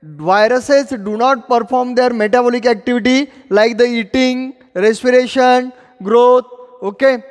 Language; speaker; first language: English; non-native, local second language; Marathi